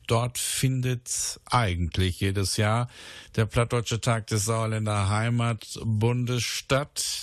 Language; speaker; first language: German; native; German